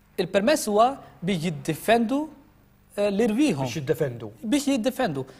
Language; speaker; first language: Maltese; non-native, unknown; Urdu